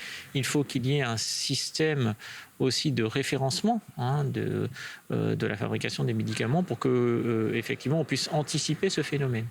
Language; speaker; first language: French; native; French